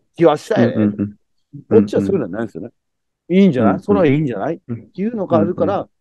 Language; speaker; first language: Japanese; native; Japanese